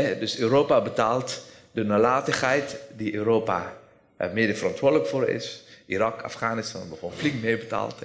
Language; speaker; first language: Dutch; non-native, fluent; Persian